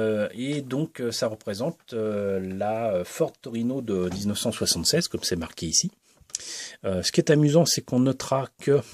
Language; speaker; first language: French; native; French